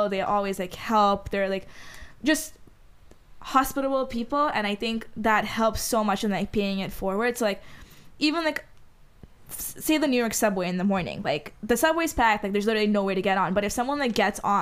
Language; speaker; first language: English; non-native, fluent; Hindi